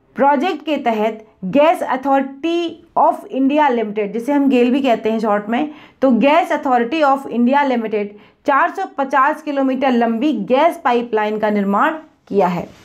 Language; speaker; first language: Hindi; native; Hindi